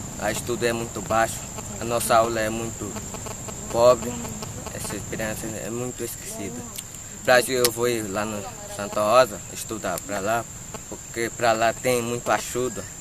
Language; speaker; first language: Portuguese; non-native, learner; Spanish